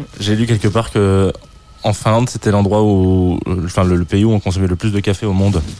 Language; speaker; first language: French; native; French